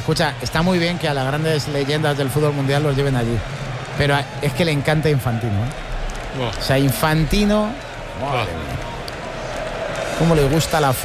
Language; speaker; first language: Spanish; native; Spanish